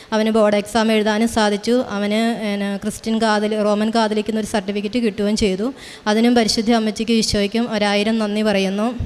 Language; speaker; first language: Malayalam; native; Malayalam